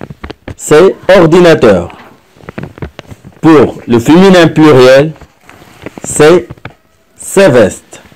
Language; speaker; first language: French; non-native, local second language; Arabic